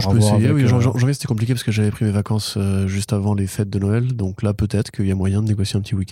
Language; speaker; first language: French; native; French